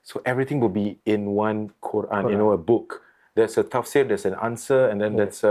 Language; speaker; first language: English; non-native, local second language; Malay